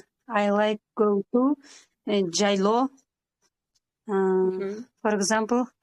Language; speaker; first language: English; non-native, learner; Kyrgyz